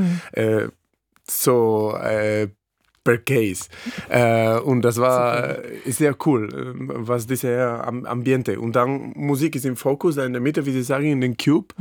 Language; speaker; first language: German; non-native, fluent; Spanish